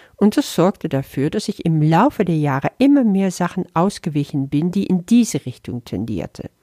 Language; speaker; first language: German; early bilingual, other home language; Dutch